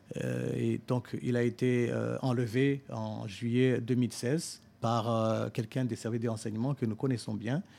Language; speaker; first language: French; non-native, local second language; Rundi